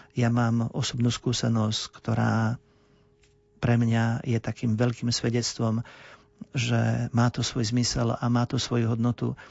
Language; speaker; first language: Slovak; native; Slovak